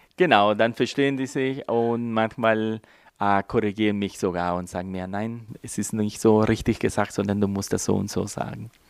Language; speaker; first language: German; non-native, fluent; Spanish